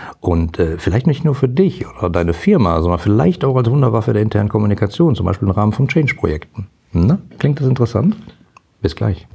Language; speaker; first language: German; native; German